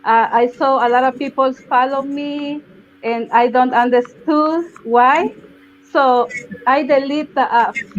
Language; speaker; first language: English; non-native, learner; Spanish